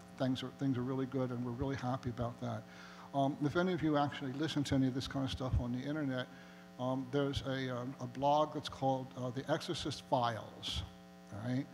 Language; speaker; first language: English; native; English